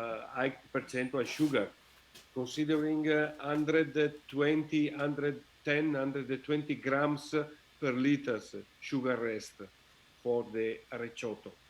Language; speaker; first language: English; non-native, learner; Italian